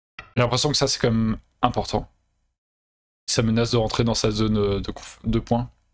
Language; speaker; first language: French; native; French